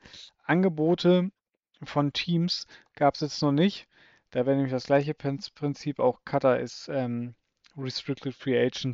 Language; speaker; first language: German; native; German